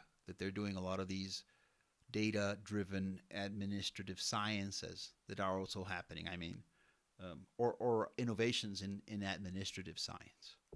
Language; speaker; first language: English; non-native, fluent; Spanish